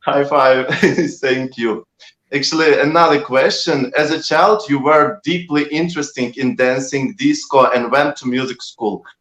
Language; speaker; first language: English; non-native, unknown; Ukrainian